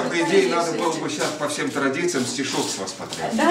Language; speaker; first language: Russian; native; Russian